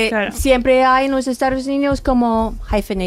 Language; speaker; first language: Spanish; non-native, fluent; English